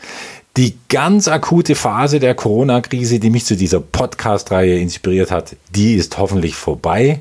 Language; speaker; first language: German; native; German